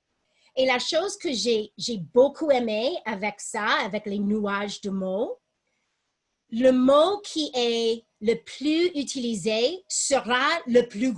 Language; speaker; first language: French; non-native, fluent; English